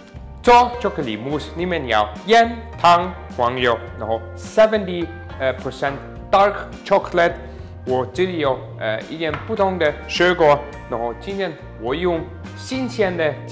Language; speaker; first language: Chinese; non-native, learner; English